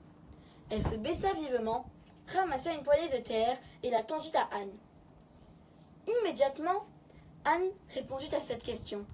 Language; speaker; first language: French; native; French